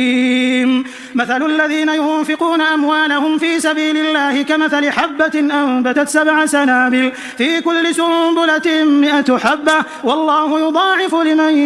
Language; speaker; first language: Arabic; native; Arabic